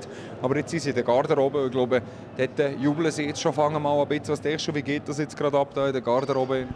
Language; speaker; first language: German; native; German